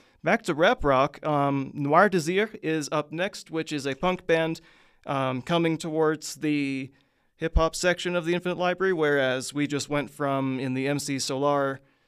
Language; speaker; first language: English; native; English